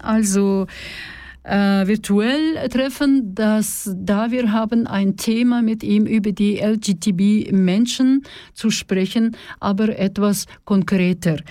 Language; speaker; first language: German; non-native, fluent; Russian